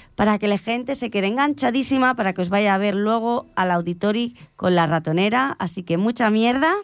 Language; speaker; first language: Spanish; non-native, local second language; Catalan